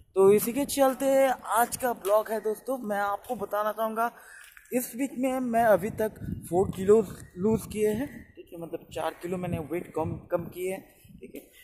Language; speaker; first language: Hindi; non-native, local second language; Bangla